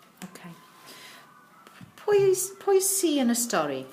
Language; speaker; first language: Welsh; non-native, local second language; English